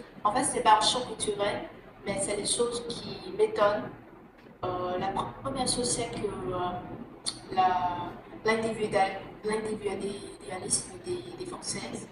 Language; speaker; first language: French; non-native, fluent; Vietnamese